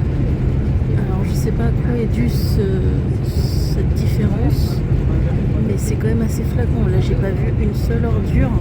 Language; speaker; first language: French; native; French